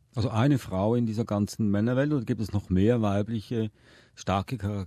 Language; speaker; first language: German; native; German